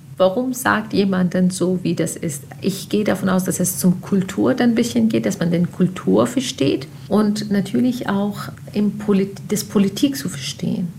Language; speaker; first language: German; non-native, fluent; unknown